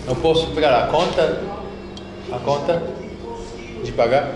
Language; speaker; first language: Portuguese; non-native, fluent; English